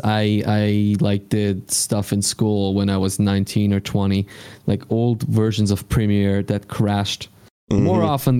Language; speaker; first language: English; non-native, fluent; Swiss German